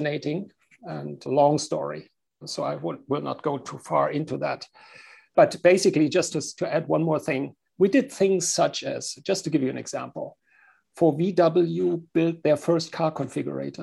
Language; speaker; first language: English; non-native, fluent; German